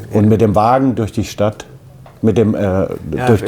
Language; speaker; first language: German; native; German